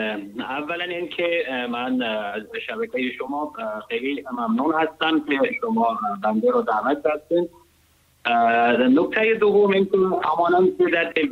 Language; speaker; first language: Persian; non-native, learner; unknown